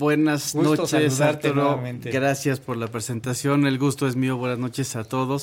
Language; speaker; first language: Spanish; native; Spanish